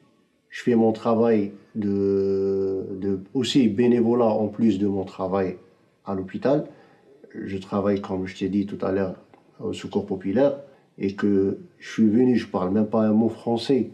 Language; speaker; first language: French; non-native, fluent; Arabic